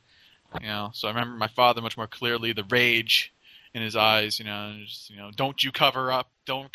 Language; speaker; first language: English; native; English